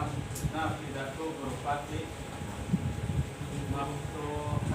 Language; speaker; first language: Arabic; non-native, learner; Indonesian